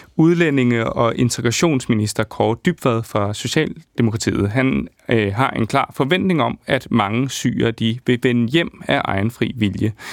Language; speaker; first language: Danish; native; Danish